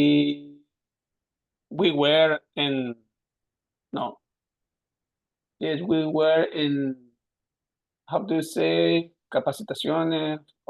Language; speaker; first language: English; non-native, learner; Spanish